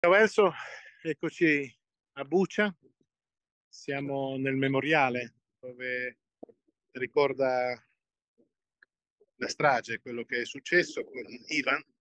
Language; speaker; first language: Italian; native; Italian